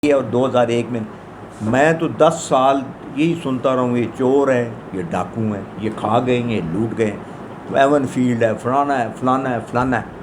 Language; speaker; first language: Urdu; non-native, local second language; Punjabi